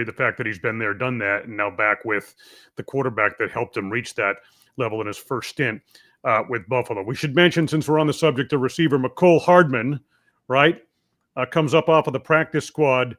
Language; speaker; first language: English; native; English